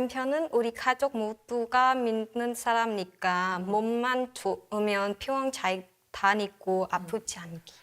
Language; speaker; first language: Korean; non-native, learner; Vietnamese